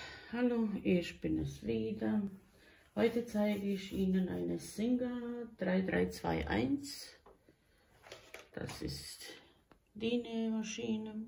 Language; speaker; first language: German; non-native, local second language; Bosnian